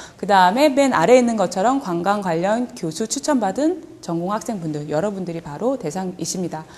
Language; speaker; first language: Korean; early bilingual, heritage; Korean